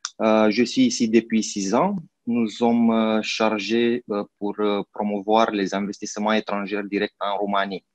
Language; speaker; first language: French; non-native, fluent; Romanian